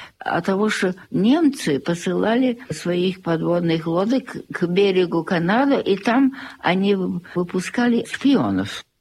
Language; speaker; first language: Russian; early bilingual, heritage; Russian